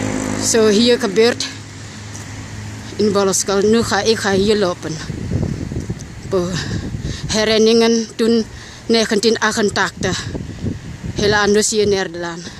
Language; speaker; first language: Dutch; non-native, learner; Balinese